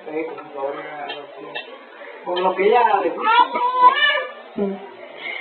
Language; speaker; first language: Spanish; native; Spanish